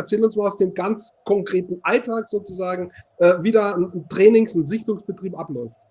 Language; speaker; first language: German; native; German